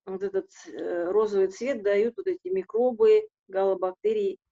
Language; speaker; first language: Russian; non-native, local second language; Kazakh